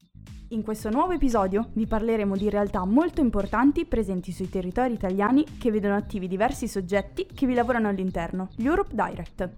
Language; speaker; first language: Italian; native; Italian